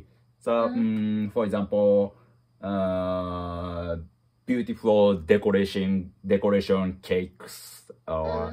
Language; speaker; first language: English; non-native, learner; Japanese